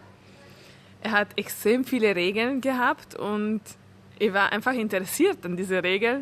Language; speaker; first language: German; early bilingual, heritage; German